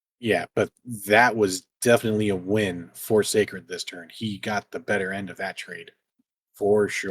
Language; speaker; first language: English; native; English